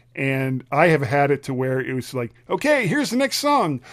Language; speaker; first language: English; native; English